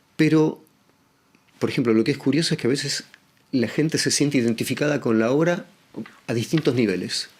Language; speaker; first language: Spanish; native; Spanish